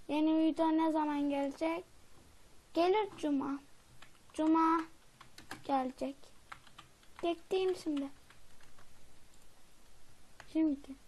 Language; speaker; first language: Turkish; native; Turkish